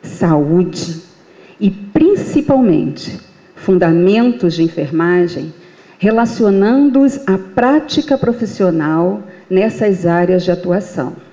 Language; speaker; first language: Portuguese; native; Portuguese